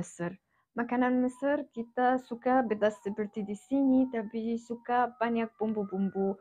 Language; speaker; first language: Indonesian; non-native, fluent; Arabic